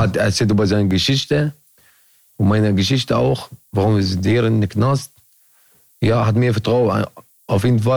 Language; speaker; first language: German; non-native, learner; Arabic